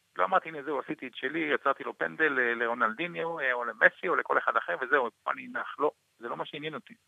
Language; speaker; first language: Hebrew; native; Hebrew